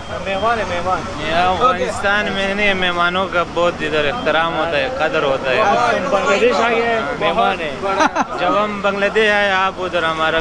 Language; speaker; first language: Hindi; non-native, fluent; Pashto